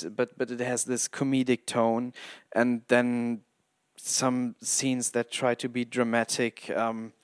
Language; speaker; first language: English; non-native, fluent; German